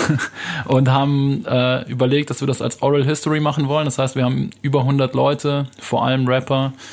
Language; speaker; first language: German; native; German